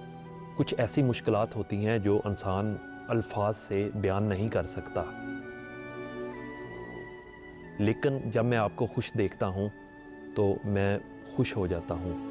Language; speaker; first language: Hindi; non-native, local second language; Punjabi